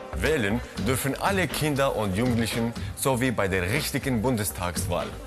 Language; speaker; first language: German; non-native, fluent; Arabic